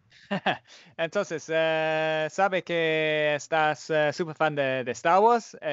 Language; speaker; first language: Spanish; non-native, fluent; English